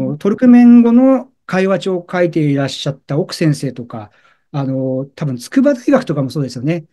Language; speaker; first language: Japanese; native; Japanese